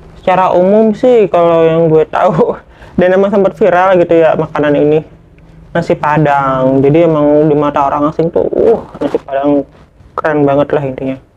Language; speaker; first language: Indonesian; native; Indonesian